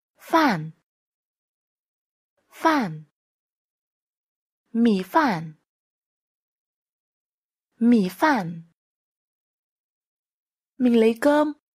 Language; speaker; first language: Chinese; non-native, fluent; Vietnamese